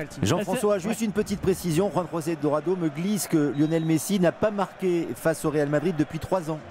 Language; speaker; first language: French; native; French